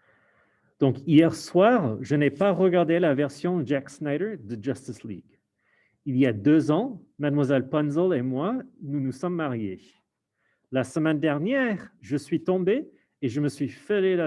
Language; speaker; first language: French; non-native, fluent; English